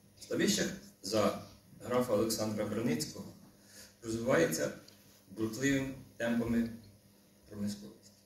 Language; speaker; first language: Ukrainian; native; Ukrainian